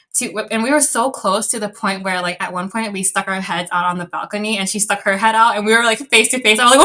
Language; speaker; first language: English; early bilingual, other home language; Cantonese